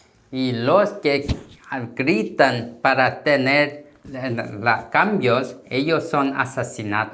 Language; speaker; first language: Spanish; non-native, learner; Korean